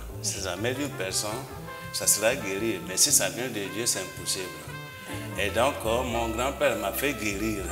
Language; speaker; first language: French; non-native, local second language; Igbo